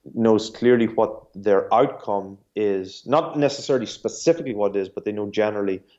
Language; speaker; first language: English; native; English